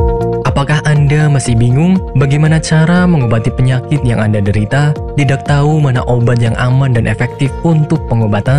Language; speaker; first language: Indonesian; native; Indonesian